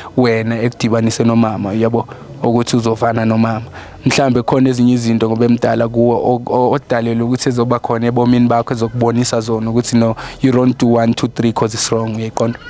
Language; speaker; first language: Zulu; non-native, local second language; Xhosa